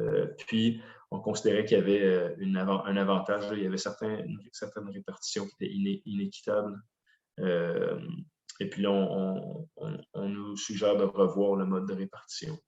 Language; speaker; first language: French; native; French